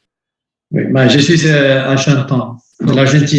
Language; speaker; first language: French; non-native, learner; Spanish